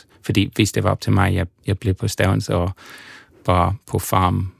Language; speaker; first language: Danish; non-native, fluent; English